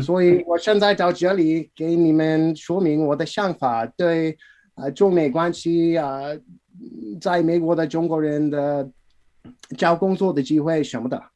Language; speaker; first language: Chinese; non-native, learner; English